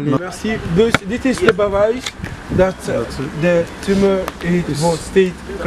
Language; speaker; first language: Dutch; non-native, fluent; French